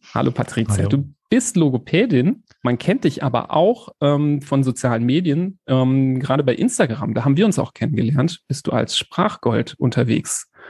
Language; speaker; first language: German; native; German